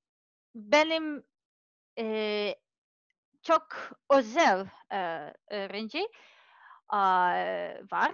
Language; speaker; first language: Turkish; non-native, learner; Serbian